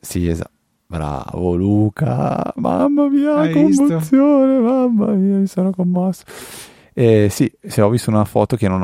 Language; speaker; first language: Italian; native; Italian